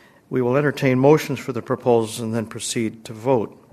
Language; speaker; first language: English; native; English